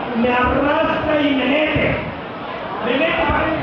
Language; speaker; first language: Spanish; native; Spanish